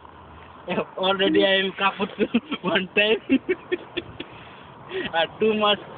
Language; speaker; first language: English; non-native, learner; Bangla